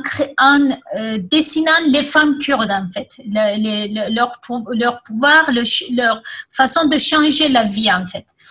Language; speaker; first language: French; non-native, fluent; Kurdish